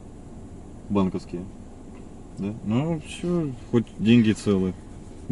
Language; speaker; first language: Russian; native; Russian